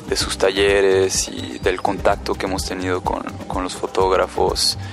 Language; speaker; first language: Spanish; native; Spanish